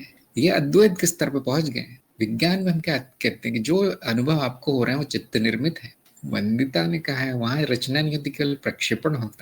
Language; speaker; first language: Hindi; native; Hindi